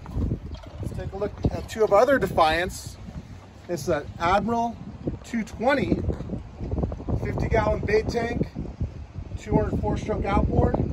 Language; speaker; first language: English; native; English